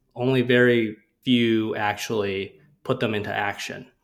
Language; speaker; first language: English; native; English